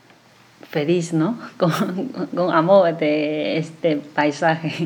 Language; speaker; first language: Spanish; non-native, learner; Chinese